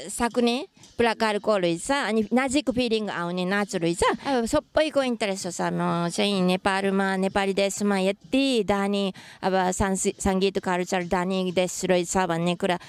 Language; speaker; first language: Nepali; non-native, fluent; Japanese